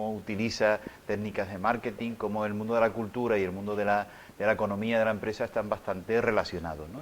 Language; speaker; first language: Spanish; native; Spanish